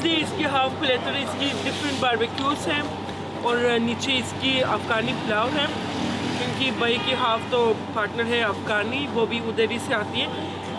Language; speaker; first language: Hindi; non-native, learner; Turkish